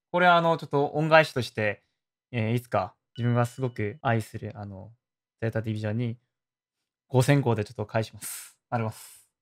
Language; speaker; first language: Japanese; non-native, fluent; Korean